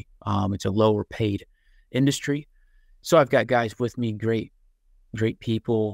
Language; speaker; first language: English; native; English